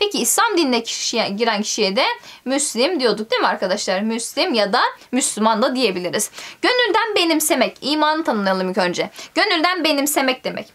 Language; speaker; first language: Turkish; native; Turkish